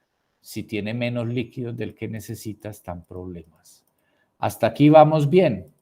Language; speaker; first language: Spanish; native; Spanish